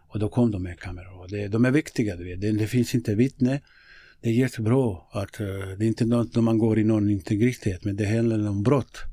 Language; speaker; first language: Swedish; non-native, fluent; Bosnian